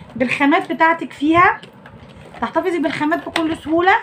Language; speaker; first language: Arabic; native; Arabic